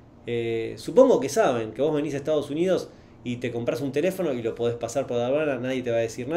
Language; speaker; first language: Spanish; native; Spanish